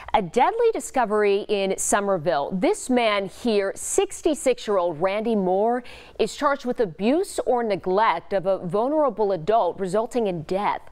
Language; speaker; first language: English; native; English